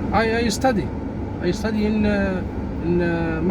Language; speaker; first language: English; non-native, learner; Arabic